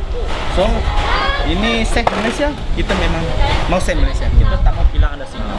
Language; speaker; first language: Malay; non-native, local second language; Cantonese